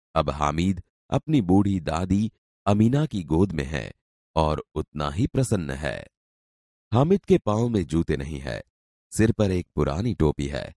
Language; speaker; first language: Hindi; non-native, local second language; Gujarati